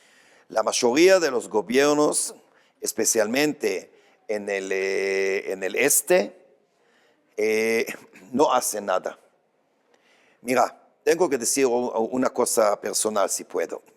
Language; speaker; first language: Spanish; non-native, fluent; Hebrew